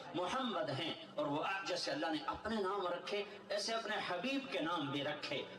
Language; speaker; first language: Urdu; non-native, local second language; Punjabi